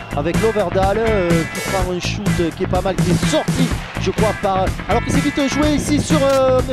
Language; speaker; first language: French; native; French